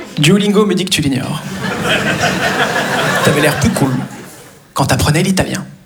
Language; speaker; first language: French; native; French